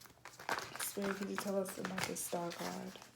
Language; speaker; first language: English; native; English